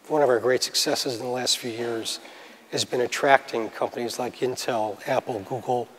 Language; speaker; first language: English; native; English